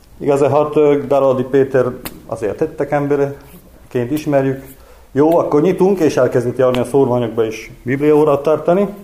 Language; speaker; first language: Hungarian; native; Hungarian